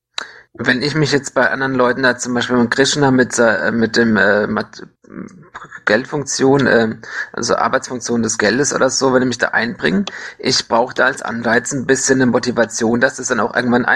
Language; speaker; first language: German; native; German